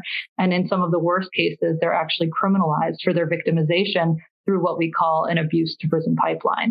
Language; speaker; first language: English; early bilingual, other home language; Persian